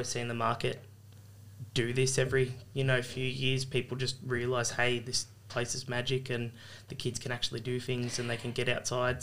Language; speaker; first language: English; native; English